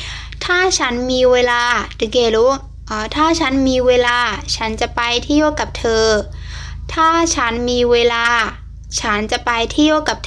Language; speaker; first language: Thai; non-native, fluent; Burmese